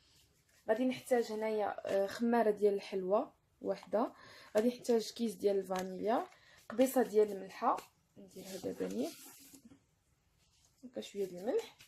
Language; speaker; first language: Arabic; native; Arabic